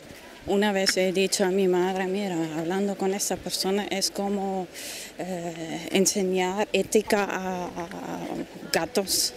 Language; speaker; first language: Spanish; non-native, fluent; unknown